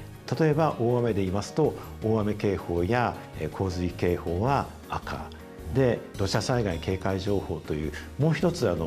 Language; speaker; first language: Japanese; native; Japanese